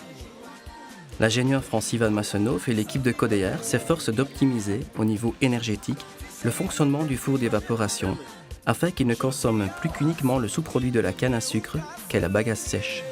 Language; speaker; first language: French; native; French